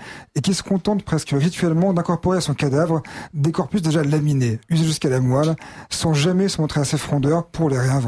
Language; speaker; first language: French; native; French